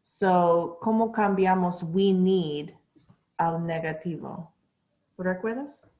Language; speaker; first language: Spanish; non-native, fluent; English